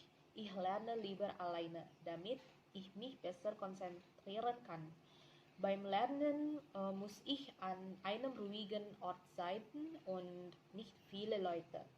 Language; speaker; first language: German; non-native, learner; Indonesian